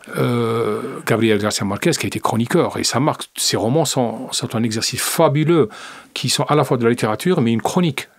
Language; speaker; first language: French; non-native, local second language; Arabic